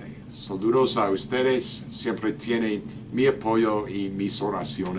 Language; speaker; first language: Spanish; non-native, fluent; English